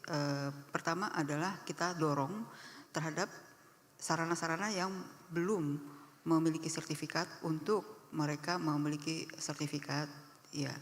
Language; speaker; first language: Indonesian; native; Indonesian